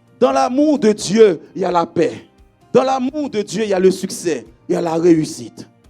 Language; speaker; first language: French; non-native, local second language; Haitian Creole